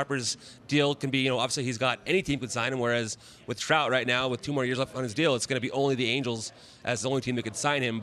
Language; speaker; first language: English; native; English